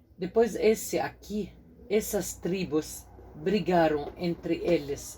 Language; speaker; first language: Portuguese; non-native, fluent; Arabic